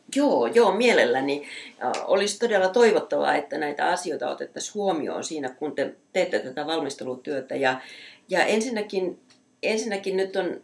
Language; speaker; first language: Finnish; native; Finnish